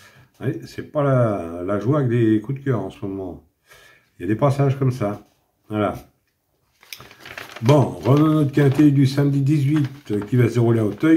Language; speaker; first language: French; native; French